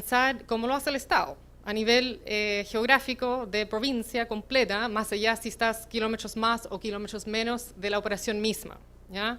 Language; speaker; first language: Spanish; native; Spanish